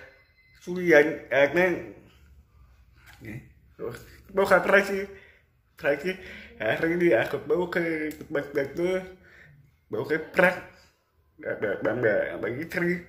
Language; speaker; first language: Indonesian; non-native, learner; Vietnamese